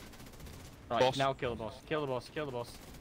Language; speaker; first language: English; native; English